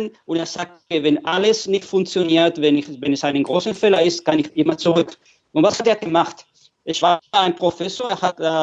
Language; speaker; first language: German; non-native, fluent; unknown